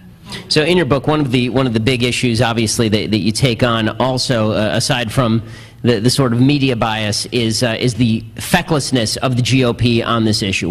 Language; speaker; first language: English; native; English